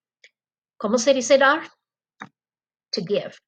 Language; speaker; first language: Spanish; non-native, fluent; English